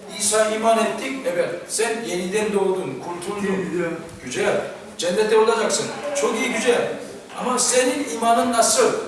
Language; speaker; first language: Turkish; non-native, fluent; Korean